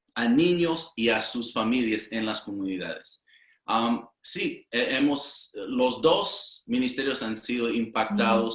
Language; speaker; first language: Spanish; non-native, fluent; English